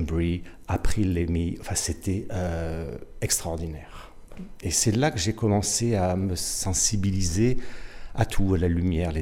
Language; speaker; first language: French; native; French